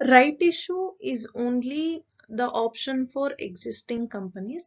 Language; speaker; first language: English; non-native, local second language; Kannada